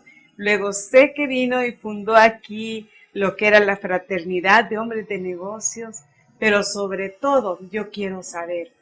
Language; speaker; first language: Spanish; native; Spanish